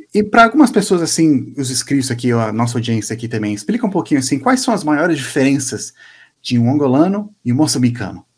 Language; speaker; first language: Portuguese; native; Portuguese